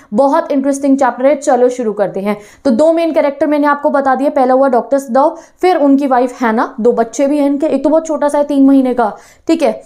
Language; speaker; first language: Hindi; non-native, local second language; Punjabi